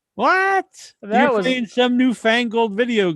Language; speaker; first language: English; native; English